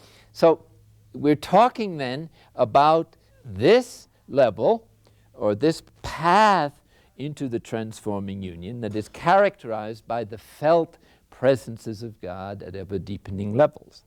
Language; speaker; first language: English; native; English